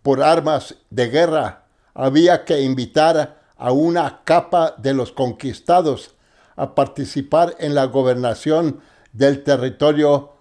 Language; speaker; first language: Spanish; early bilingual, heritage; Spanish